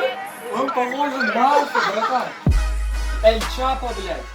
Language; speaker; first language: Russian; non-native, learner; Turkmen